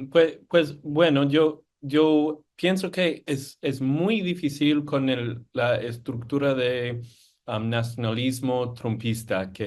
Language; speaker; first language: Spanish; non-native, fluent; English